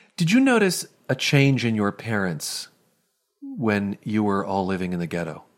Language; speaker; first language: English; native; English